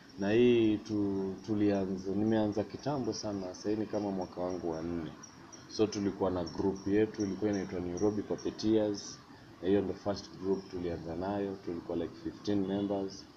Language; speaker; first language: Swahili; non-native, local second language; Giryama